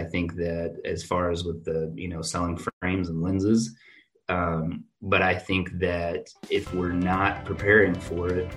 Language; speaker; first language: English; native; English